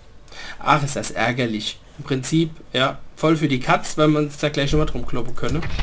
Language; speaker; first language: German; native; German